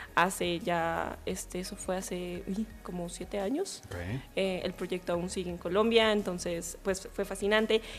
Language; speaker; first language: Spanish; native; Spanish